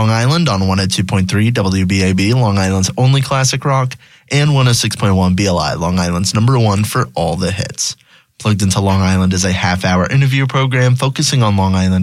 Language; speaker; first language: English; non-native, fluent; Spanish